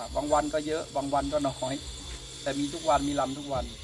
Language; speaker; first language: Thai; native; Thai